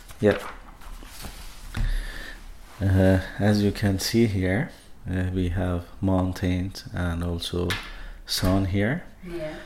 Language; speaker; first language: English; non-native, learner; Persian